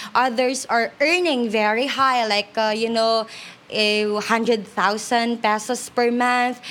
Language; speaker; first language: English; non-native, local second language; Hiligaynon